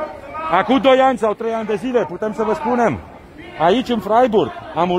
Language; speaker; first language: Romanian; native; Romanian